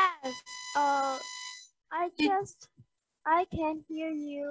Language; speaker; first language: English; non-native, learner; Vietnamese